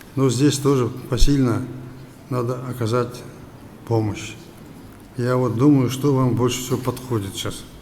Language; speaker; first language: Russian; non-native, local second language; Kazakh